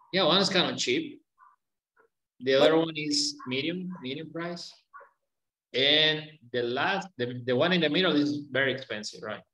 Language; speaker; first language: English; non-native, fluent; Spanish